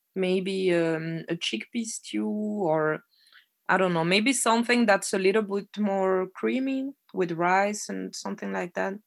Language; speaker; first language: English; non-native, fluent; French